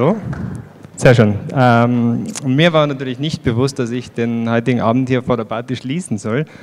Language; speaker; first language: German; native; German